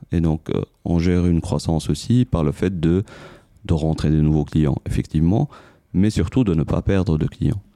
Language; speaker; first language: French; non-native, local second language; Arabic